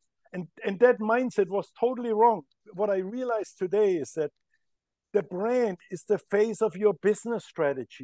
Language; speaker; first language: English; non-native, fluent; German